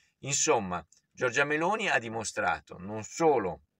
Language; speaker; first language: Italian; native; Italian